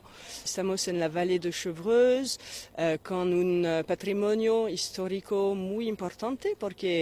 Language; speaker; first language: Spanish; non-native, fluent; French